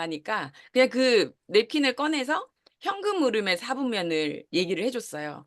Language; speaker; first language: Korean; native; Korean